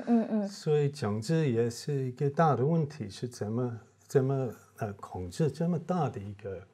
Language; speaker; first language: Chinese; non-native, fluent; English